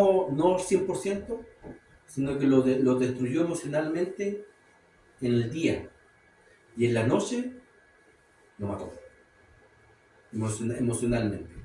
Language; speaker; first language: Spanish; native; Spanish